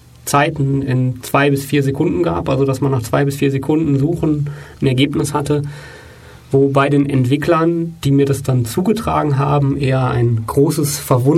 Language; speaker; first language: German; native; German